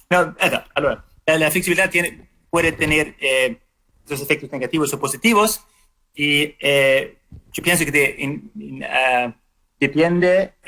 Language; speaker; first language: Spanish; non-native, fluent; Swedish